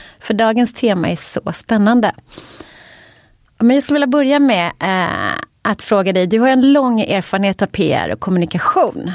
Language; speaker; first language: Swedish; native; Swedish